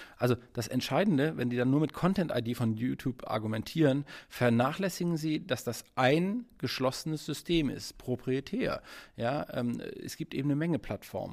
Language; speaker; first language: German; native; German